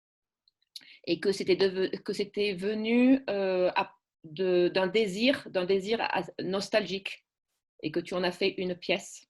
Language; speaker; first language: French; native; French